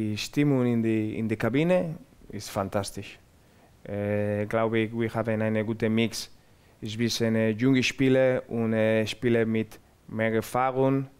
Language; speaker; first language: German; non-native, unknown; Spanish